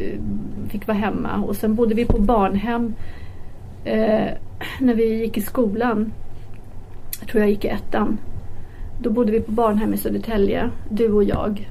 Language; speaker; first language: Swedish; early bilingual, other home language; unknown